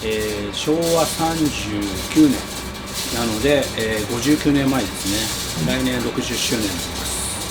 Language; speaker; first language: Japanese; native; Japanese